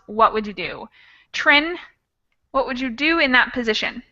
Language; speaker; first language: English; native; English